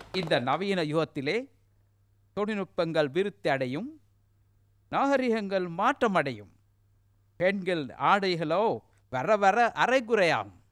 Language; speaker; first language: Tamil; non-native, local second language; Sinhala